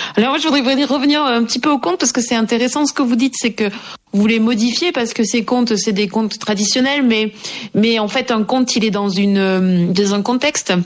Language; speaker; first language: French; native; French